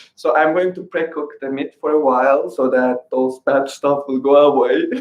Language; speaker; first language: English; non-native, fluent; Azerbaijani